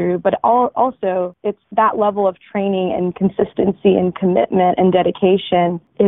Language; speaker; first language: English; early bilingual, other home language; Bangla